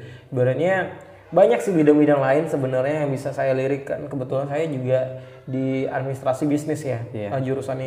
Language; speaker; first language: Indonesian; native; Indonesian